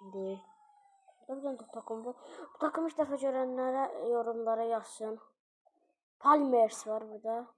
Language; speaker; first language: Turkish; non-native, learner; Azerbaijani